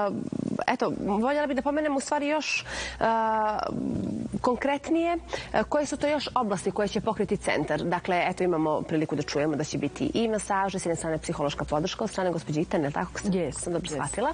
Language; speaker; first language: Serbian; native; Serbian